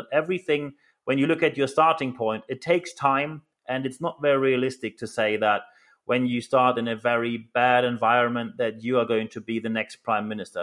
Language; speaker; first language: English; non-native, fluent; German